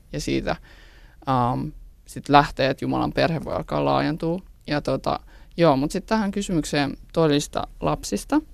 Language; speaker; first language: Finnish; native; Finnish